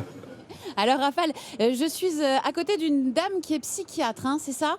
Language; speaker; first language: French; native; French